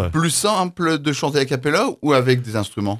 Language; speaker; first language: French; native; French